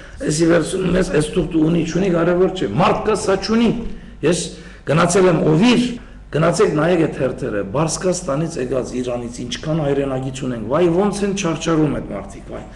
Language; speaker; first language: Armenian; early bilingual, heritage; Armenian